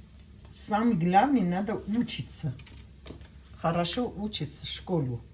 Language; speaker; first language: Russian; non-native, fluent; Armenian